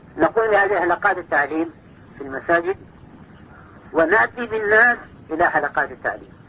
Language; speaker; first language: Arabic; non-native, fluent; Urdu